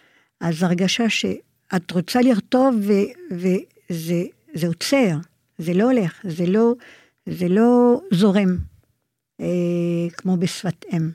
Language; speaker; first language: Hebrew; non-native, fluent; French